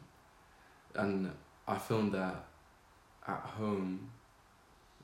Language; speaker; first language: English; native; English